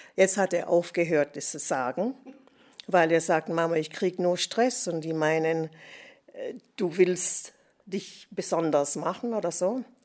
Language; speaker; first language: German; non-native, fluent; English